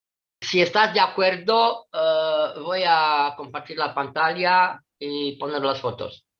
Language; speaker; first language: Spanish; non-native, fluent; Italian